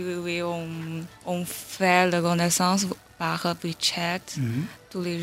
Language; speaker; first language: French; non-native, learner; Chinese